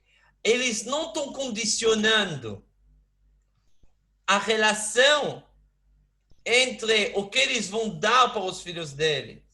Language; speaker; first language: Portuguese; non-native, fluent; Hebrew